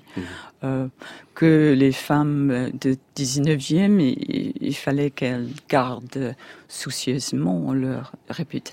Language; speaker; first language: French; non-native, fluent; English